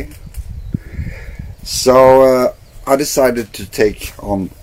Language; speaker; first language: English; non-native, fluent; Swedish